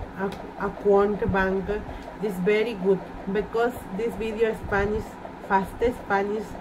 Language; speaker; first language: English; non-native, learner; Spanish